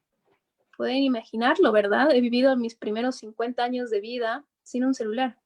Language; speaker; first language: Spanish; native; Spanish